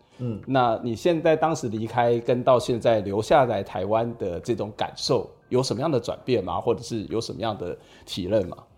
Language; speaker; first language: Chinese; native; Chinese